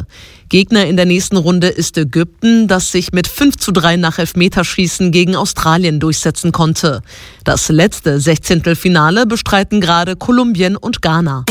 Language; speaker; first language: German; native; German